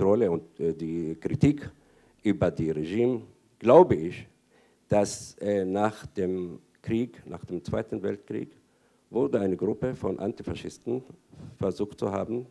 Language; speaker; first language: German; non-native, fluent; Arabic